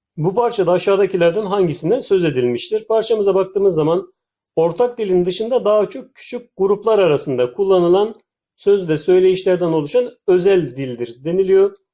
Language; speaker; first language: Turkish; native; Turkish